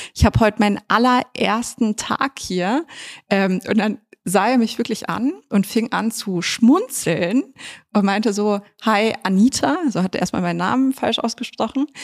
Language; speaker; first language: German; native; German